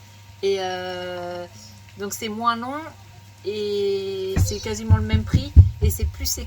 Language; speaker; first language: French; native; French